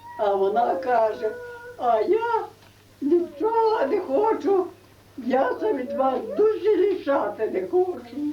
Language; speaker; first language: Ukrainian; native; Ukrainian